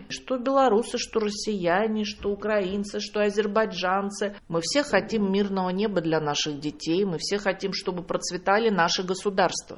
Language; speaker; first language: Russian; native; Russian